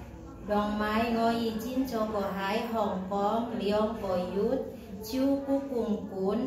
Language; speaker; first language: Cantonese; non-native, learner; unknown